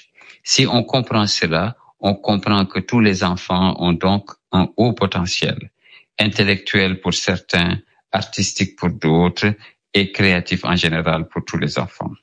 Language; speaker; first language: French; non-native, local second language; Wolof